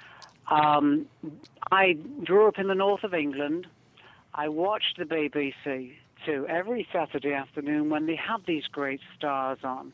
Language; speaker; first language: English; native; English